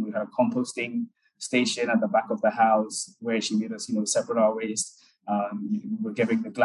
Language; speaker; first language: English; non-native, local second language; Akan